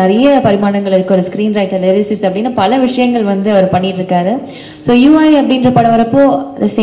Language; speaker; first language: Tamil; native; Tamil